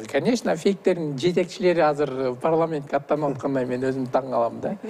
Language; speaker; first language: Kyrgyz; native; Kyrgyz